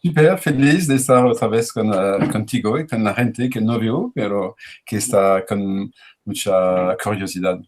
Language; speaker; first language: Spanish; non-native, learner; French